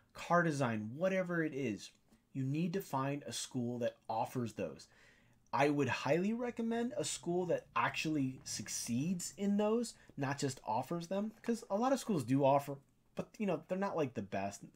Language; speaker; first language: English; native; English